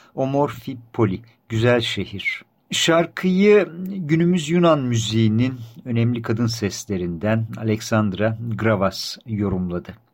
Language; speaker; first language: Turkish; native; Turkish